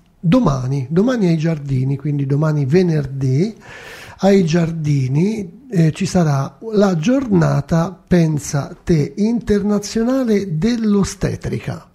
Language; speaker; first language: Italian; native; Italian